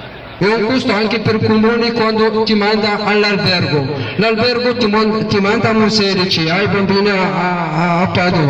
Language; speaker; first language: Italian; non-native, fluent; Arabic